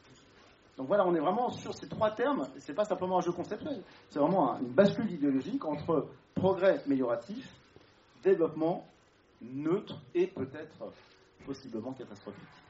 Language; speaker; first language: French; native; French